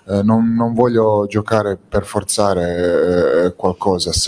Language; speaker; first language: Italian; non-native, fluent; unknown